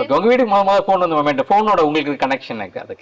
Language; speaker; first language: Tamil; native; Tamil